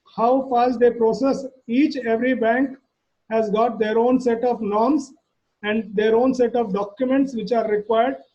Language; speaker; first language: English; non-native, local second language; Kannada